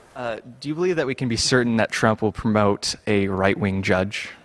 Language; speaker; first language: English; native; English